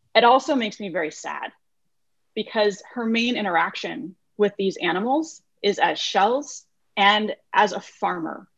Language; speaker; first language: English; native; English